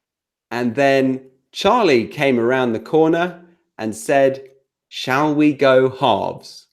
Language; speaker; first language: English; native; English